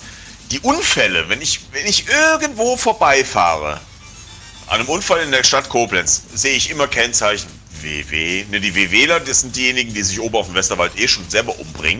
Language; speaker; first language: German; native; German